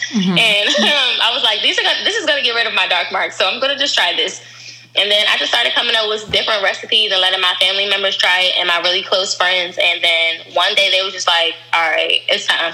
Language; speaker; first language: English; native; English